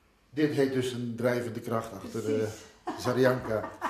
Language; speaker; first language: Dutch; native; Dutch